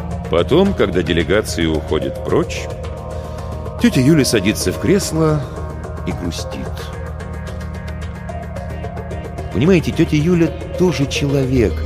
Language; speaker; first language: Russian; native; Russian